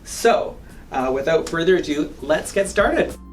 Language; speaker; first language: English; native; English